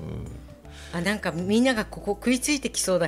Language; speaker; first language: Japanese; native; Japanese